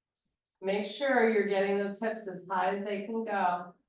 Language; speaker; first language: English; native; English